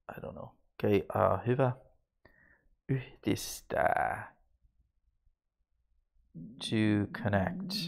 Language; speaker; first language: Finnish; non-native, learner; English